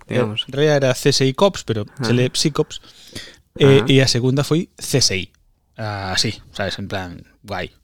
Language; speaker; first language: Galician; non-native, local second language; Spanish